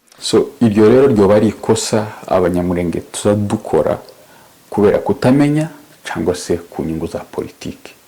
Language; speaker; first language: Kinyarwanda; native; Kinyarwanda